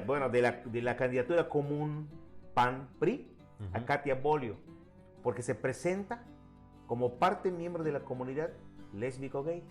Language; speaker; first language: Spanish; native; Spanish